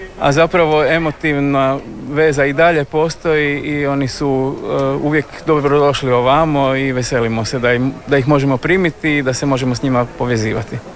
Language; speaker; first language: Croatian; native; Croatian